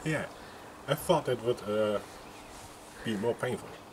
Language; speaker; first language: English; non-native, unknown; Dutch